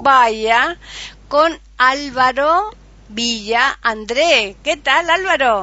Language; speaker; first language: Spanish; native; Spanish